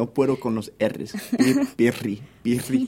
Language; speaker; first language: Spanish; non-native, fluent; English